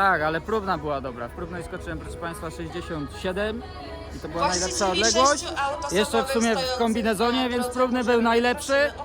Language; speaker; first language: Polish; native; Polish